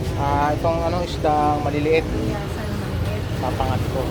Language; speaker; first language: Filipino; native; Filipino